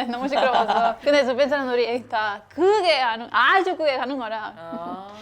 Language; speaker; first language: Korean; non-native, fluent; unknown